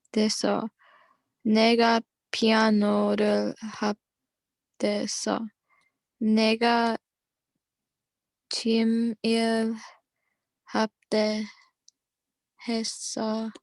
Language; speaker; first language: Korean; non-native, learner; English